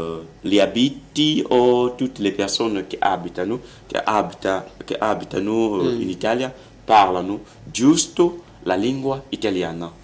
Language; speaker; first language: Italian; non-native, learner; French